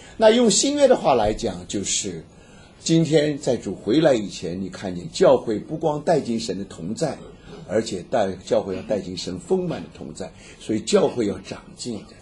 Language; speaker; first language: Chinese; native; Chinese